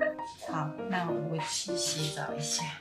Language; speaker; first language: Chinese; non-native, learner; Japanese